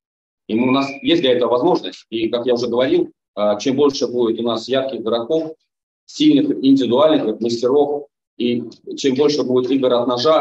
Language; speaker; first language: Russian; native; Russian